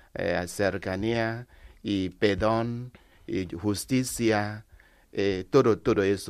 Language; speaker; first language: Spanish; non-native, learner; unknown